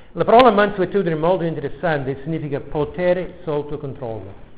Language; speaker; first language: Italian; non-native, fluent; English